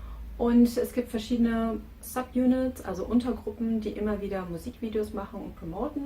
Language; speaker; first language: German; native; German